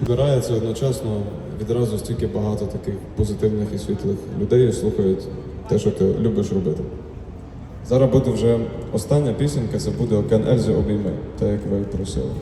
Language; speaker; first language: Ukrainian; native; Ukrainian